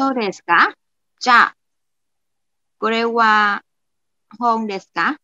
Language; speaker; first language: Japanese; non-native, learner; Vietnamese